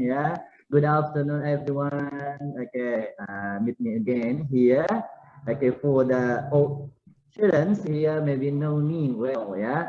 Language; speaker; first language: English; non-native, learner; Indonesian